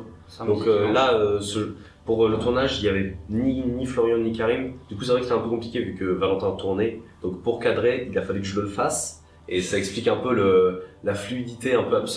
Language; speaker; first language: French; native; French